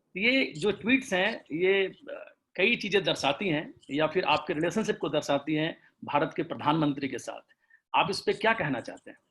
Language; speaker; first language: Hindi; native; Hindi